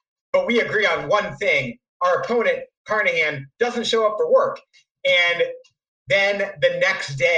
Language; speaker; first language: English; native; English